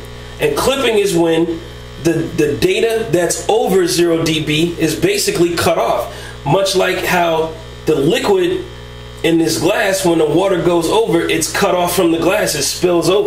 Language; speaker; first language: English; native; English